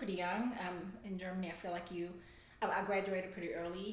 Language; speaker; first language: English; non-native, fluent; German